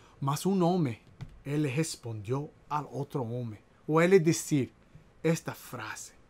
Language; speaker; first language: Portuguese; non-native, learner; Spanish